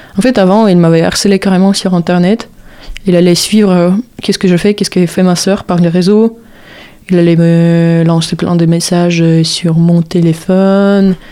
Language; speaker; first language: French; non-native, fluent; Russian